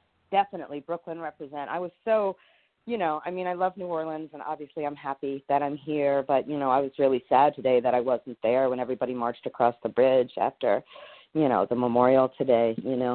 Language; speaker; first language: English; native; English